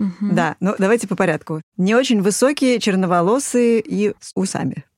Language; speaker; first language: Russian; native; Russian